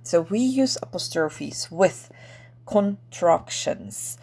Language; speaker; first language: English; non-native, fluent; Czech